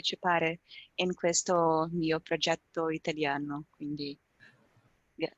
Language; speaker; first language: Italian; non-native, learner; Portuguese